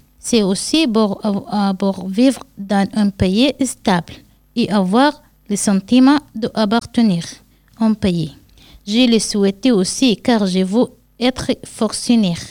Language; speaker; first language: French; non-native, learner; Arabic